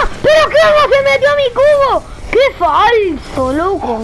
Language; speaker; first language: Spanish; native; Spanish